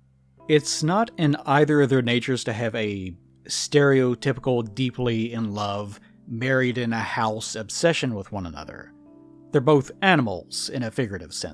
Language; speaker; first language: English; native; English